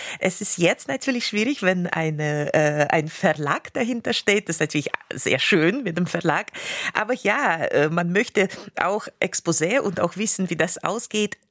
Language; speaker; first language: German; non-native, fluent; Russian